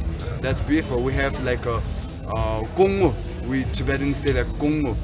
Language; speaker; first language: English; non-native, learner; Tibetan